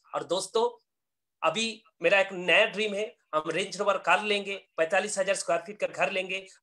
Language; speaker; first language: Hindi; non-native, local second language; Bangla